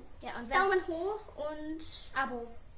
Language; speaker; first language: German; early bilingual, other home language; Russian